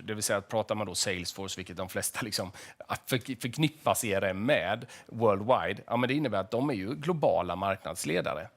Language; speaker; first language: Swedish; native; Swedish